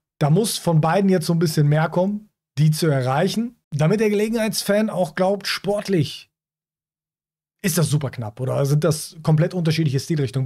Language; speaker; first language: German; native; German